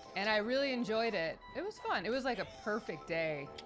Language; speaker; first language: English; native; English